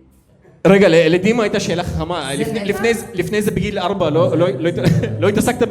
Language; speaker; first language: Hebrew; native; Hebrew